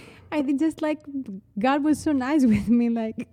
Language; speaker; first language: English; non-native, fluent; Greek